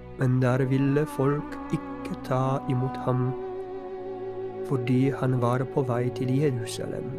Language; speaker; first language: Norwegian; non-native, fluent; Polish